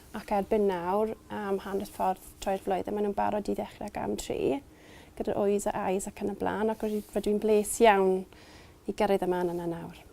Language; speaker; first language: Welsh; native; Welsh